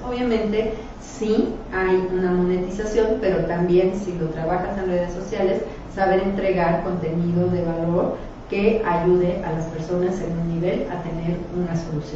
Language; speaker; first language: Spanish; native; Spanish